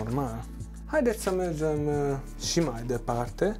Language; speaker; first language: Romanian; non-native, local second language; Hungarian